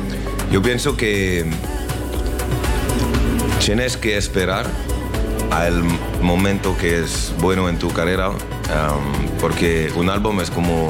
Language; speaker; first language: Spanish; non-native, learner; French